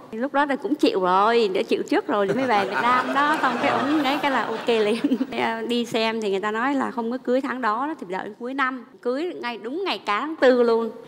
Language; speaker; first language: Vietnamese; early bilingual, heritage; Vietnamese